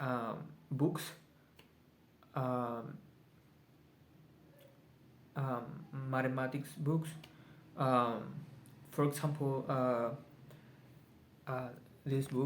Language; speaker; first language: English; non-native, learner; Spanish